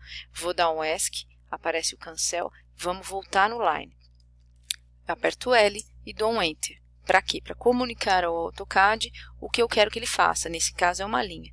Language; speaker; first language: Portuguese; native; Portuguese